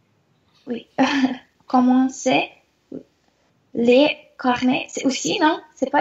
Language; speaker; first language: French; non-native, learner; Russian